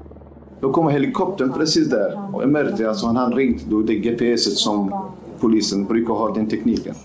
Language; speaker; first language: Swedish; non-native, fluent; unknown